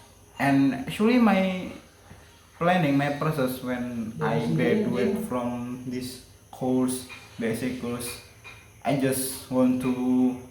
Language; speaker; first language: English; non-native, learner; Indonesian